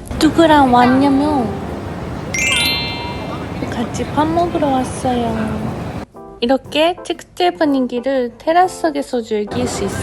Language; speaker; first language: Korean; non-native, fluent; Japanese